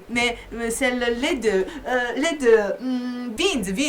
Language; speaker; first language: French; non-native, learner; Japanese